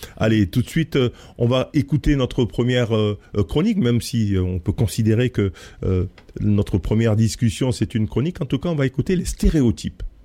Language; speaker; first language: French; native; French